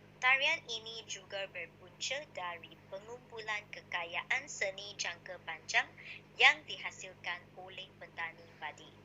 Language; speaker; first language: Malay; non-native, local second language; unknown